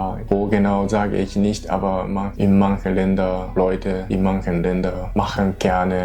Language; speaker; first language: German; non-native, learner; Japanese